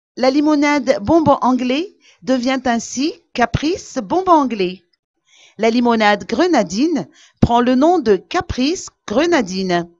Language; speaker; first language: French; non-native, local second language; Malagasy